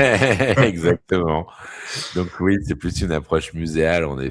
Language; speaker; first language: French; native; French